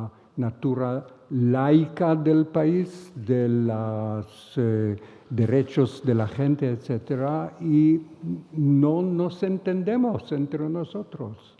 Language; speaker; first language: Spanish; non-native, fluent; Hebrew